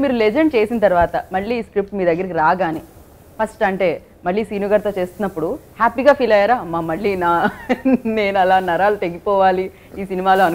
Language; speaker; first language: Telugu; native; Telugu